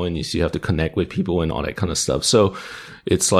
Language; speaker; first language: English; non-native, local second language; Cantonese